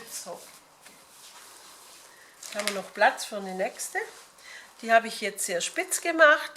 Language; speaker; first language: German; native; German